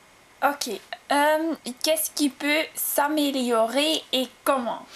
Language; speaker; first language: French; non-native, learner; Dutch